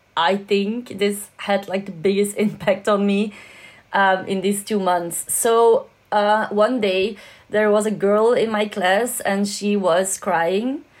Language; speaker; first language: English; non-native, fluent; Dutch